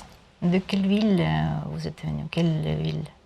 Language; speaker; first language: French; non-native, learner; Russian